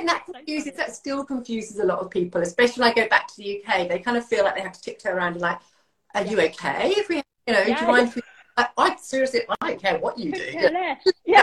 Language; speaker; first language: English; native; English